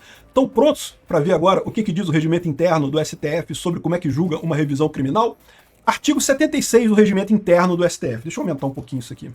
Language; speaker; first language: Portuguese; native; Portuguese